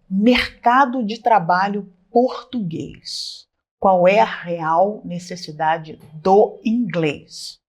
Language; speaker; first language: Portuguese; native; Portuguese